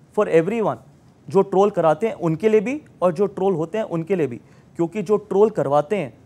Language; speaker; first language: Hindi; native; Hindi